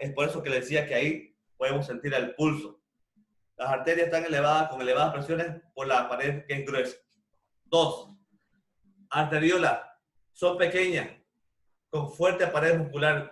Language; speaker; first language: Spanish; native; Spanish